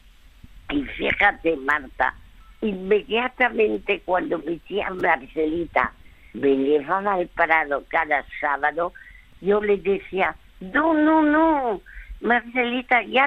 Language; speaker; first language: Spanish; early bilingual, other home language; French